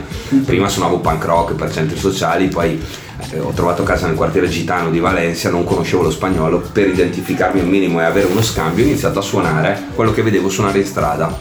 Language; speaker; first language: Italian; native; Italian